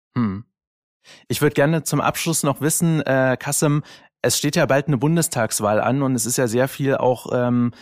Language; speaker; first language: German; native; German